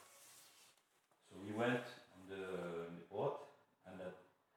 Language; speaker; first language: English; non-native, fluent; Arabic